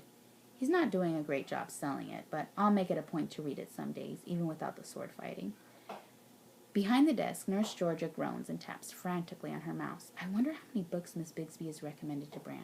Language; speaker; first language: English; native; English